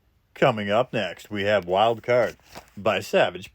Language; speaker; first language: English; native; English